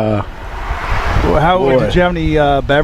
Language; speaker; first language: English; native; English